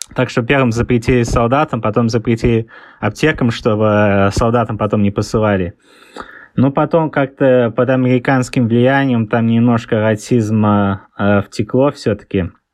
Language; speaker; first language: Russian; early bilingual, heritage; Russian